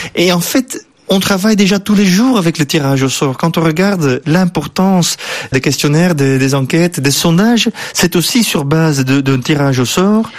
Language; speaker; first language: French; non-native, fluent; Dutch